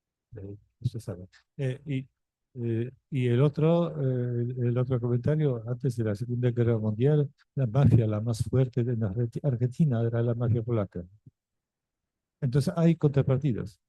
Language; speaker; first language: Spanish; non-native, fluent; Polish